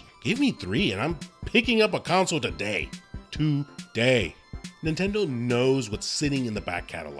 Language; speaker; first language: English; native; English